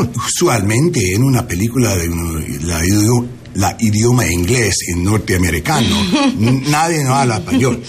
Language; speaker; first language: Spanish; non-native, learner; English